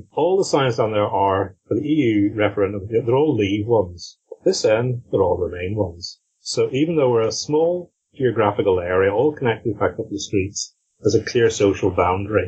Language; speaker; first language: English; native; English